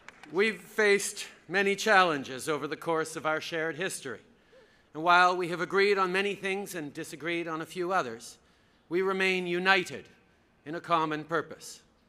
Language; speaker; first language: English; early bilingual, other home language; French